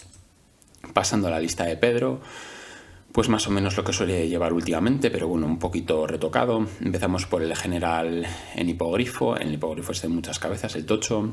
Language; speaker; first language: Spanish; native; Spanish